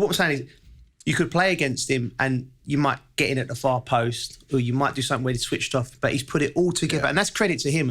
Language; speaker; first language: English; native; English